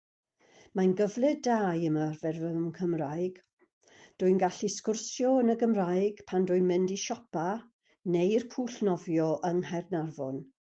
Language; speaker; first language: Welsh; non-native, fluent; English